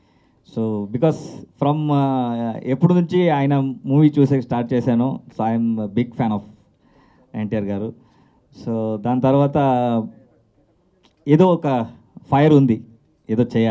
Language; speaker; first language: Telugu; non-native, learner; Kannada